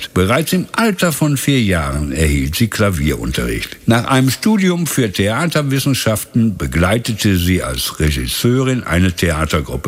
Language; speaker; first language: German; native; German